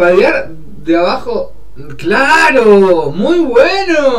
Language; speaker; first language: Spanish; native; Spanish